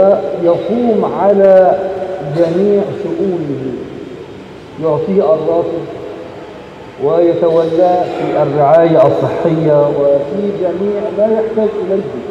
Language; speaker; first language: Arabic; native; Arabic